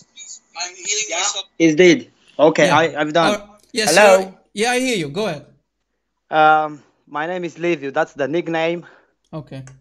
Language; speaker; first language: English; non-native, fluent; Romanian